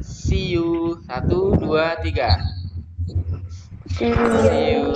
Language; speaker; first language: English; non-native, learner; Indonesian